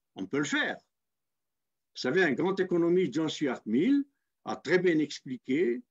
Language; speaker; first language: French; non-native, local second language; Kabyle